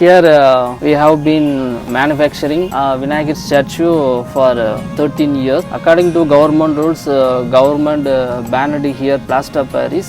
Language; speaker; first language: English; non-native, local second language; Tamil